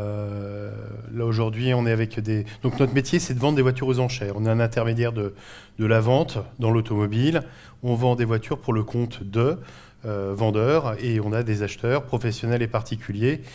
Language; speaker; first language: French; native; French